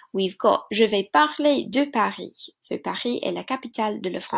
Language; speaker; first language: French; non-native, fluent; English